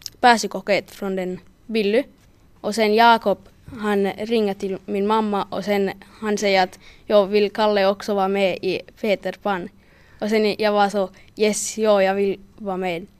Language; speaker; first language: Swedish; non-native, local second language; Finnish